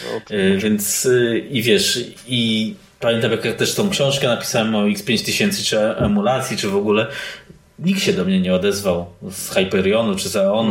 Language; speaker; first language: Polish; native; Polish